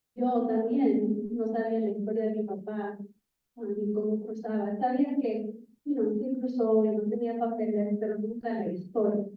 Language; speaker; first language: Spanish; early bilingual, other home language; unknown